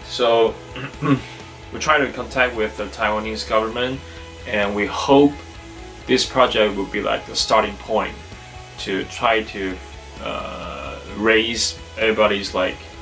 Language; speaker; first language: English; non-native, fluent; Chinese